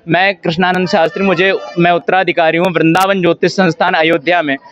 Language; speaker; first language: Hindi; native; Hindi